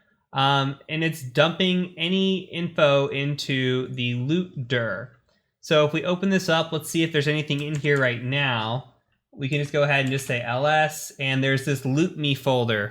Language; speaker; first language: English; native; English